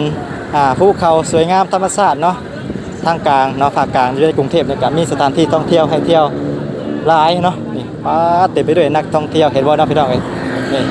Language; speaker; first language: Thai; non-native, local second language; Northeastern Thai